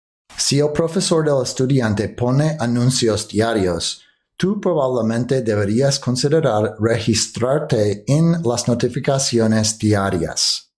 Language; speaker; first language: Spanish; non-native, fluent; English